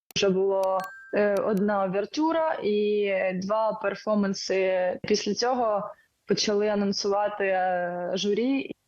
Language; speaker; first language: Ukrainian; native; Ukrainian